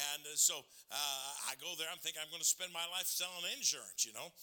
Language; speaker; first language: English; native; English